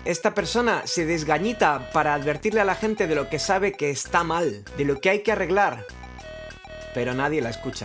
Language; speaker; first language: Spanish; native; Spanish